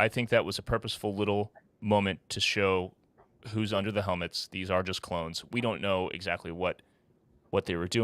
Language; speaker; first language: English; native; English